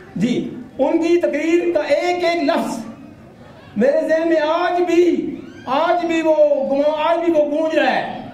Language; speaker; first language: Urdu; non-native, local second language; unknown